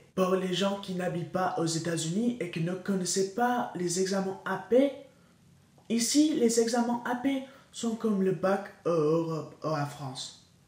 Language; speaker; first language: French; non-native, learner; English